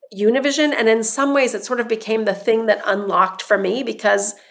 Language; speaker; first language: English; non-native, fluent; Persian